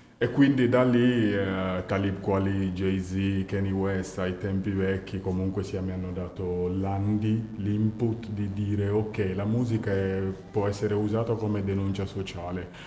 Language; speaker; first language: Italian; early bilingual, other home language; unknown